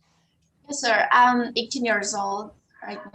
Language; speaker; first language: English; non-native, learner; Indonesian